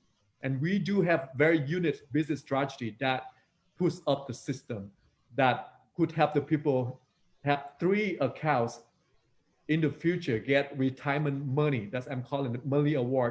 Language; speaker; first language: English; non-native, fluent; Vietnamese